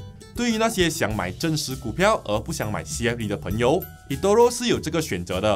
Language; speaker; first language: Chinese; native; Chinese